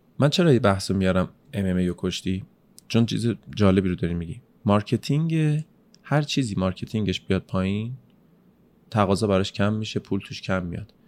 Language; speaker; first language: Persian; native; Persian